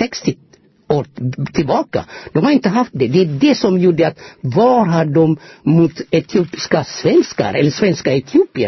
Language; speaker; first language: Swedish; non-native, fluent; Amharic